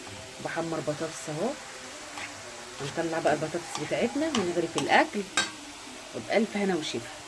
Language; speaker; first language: Arabic; native; Arabic